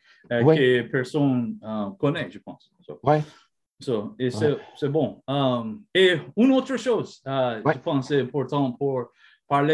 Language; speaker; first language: French; non-native, learner; English